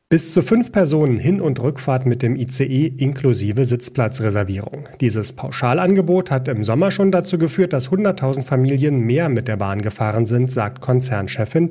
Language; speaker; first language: German; native; German